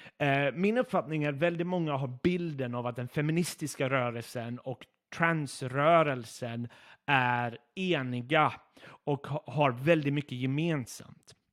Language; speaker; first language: Swedish; non-native, fluent; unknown